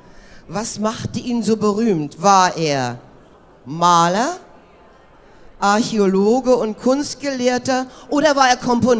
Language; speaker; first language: German; native; German